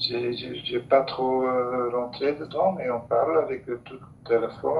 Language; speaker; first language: French; non-native, local second language; Dutch